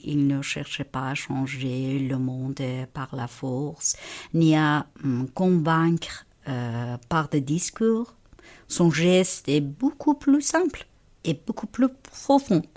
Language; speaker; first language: French; non-native, fluent; Persian